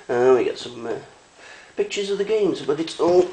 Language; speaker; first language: English; native; English